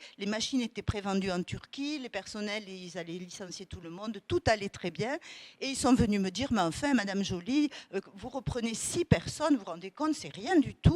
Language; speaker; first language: French; native; French